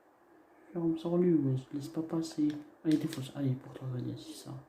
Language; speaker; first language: French; non-native, learner; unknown